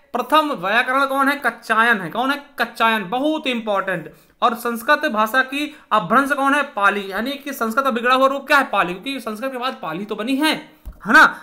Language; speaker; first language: Hindi; native; Hindi